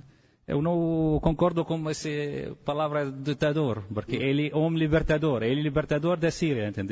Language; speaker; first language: Portuguese; non-native, fluent; Arabic